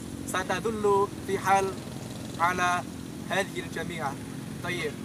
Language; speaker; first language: Arabic; non-native, learner; Indonesian